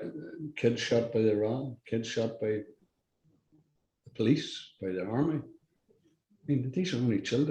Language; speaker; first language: English; native; English